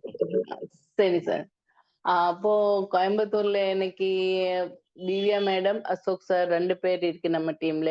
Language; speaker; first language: Tamil; non-native, learner; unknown